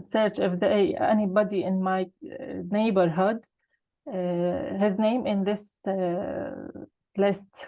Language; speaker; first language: English; non-native, learner; Arabic